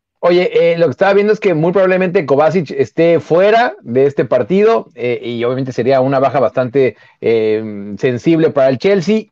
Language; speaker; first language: Spanish; native; Spanish